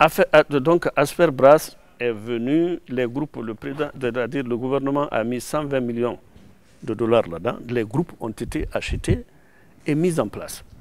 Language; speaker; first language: French; non-native, local second language; Susu